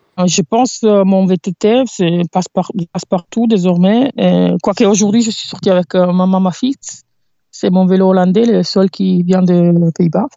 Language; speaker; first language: French; non-native, fluent; Italian